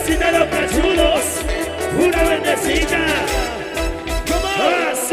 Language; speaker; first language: Spanish; native; Spanish